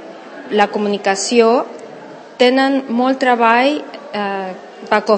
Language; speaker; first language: Catalan; non-native, local second language; Spanish